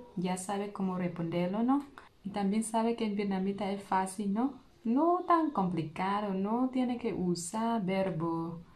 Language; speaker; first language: Spanish; non-native, learner; Vietnamese